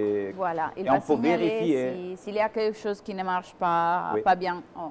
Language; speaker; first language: French; non-native, fluent; Italian